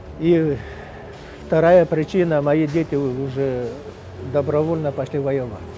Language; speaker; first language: Russian; non-native, local second language; Uzbek